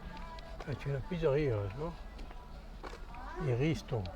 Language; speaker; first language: French; native; French